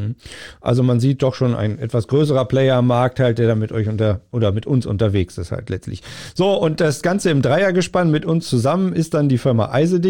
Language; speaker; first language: German; native; German